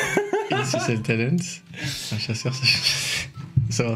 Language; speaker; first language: French; native; French